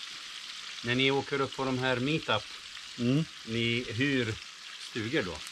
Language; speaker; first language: Swedish; non-native, fluent; Italian